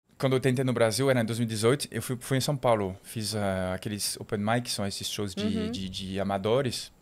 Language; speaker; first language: Portuguese; non-native, fluent; French